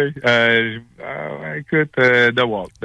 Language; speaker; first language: French; native; French